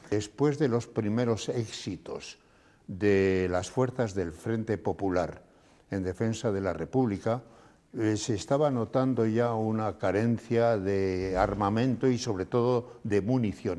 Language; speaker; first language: Spanish; native; Spanish